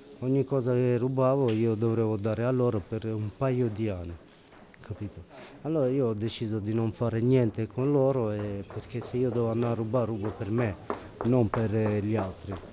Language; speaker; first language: Italian; early bilingual, other home language; Albanian